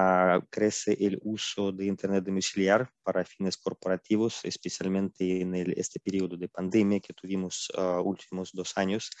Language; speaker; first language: Spanish; non-native, fluent; Russian